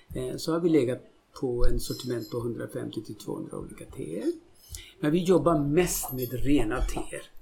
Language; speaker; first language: Swedish; non-native, fluent; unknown